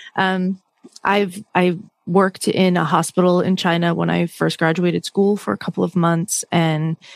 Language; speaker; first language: English; native; English